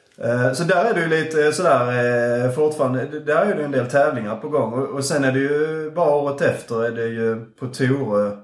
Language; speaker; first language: Swedish; native; Swedish